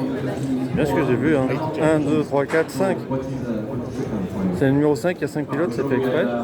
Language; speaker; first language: French; native; French